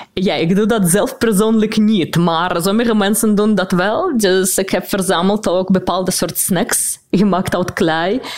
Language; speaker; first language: Dutch; non-native, fluent; Russian